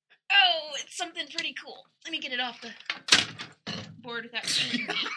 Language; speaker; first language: English; native; English